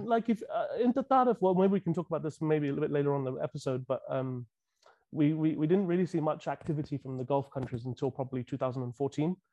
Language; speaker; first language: English; native; English